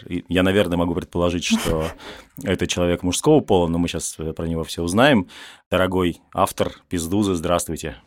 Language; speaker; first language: Russian; native; Russian